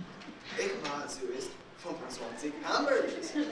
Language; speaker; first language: German; non-native, learner; English